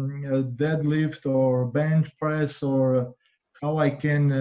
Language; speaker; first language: English; non-native, learner; Croatian